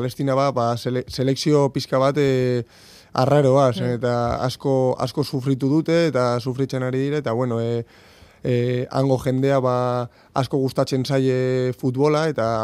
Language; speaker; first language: Basque; non-native, local second language; Spanish